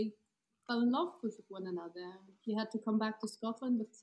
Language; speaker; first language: English; non-native, fluent; Kazakh